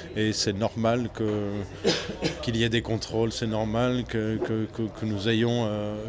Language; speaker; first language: French; native; French